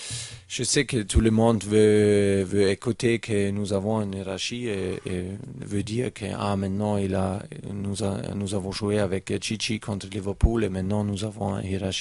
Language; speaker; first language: French; non-native, learner; German